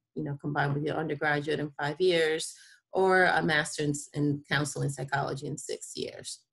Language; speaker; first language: English; non-native, fluent; Spanish